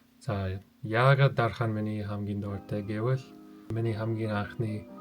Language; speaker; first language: Mongolian; non-native, learner; English